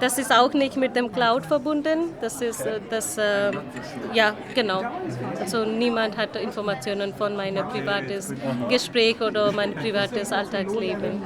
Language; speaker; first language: German; non-native, learner; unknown